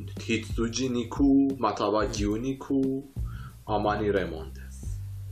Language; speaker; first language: Japanese; non-native, fluent; Persian